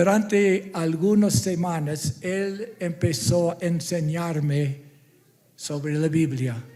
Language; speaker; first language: Spanish; non-native, fluent; English